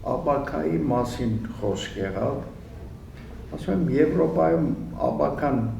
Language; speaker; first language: Armenian; early bilingual, heritage; Armenian